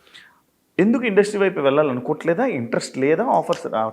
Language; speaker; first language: Telugu; native; Telugu